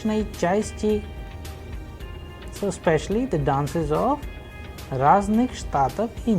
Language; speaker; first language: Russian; non-native, fluent; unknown